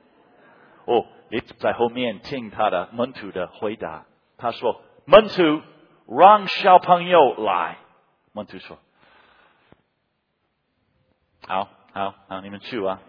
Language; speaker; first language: Chinese; non-native, fluent; English